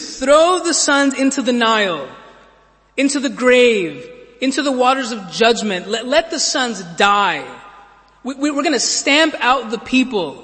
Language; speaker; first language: English; native; English